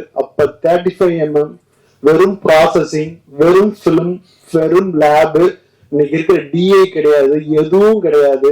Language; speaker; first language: Tamil; native; Tamil